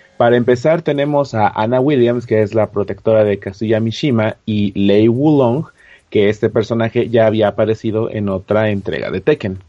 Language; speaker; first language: Spanish; native; Spanish